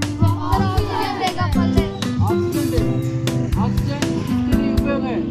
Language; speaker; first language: Hindi; non-native, local second language; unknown